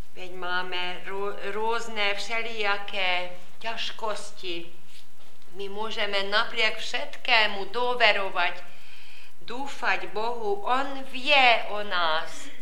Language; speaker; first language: Slovak; early bilingual, heritage; Slovak